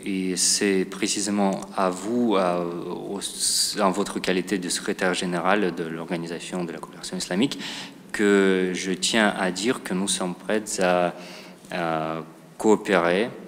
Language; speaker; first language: French; non-native, fluent; Russian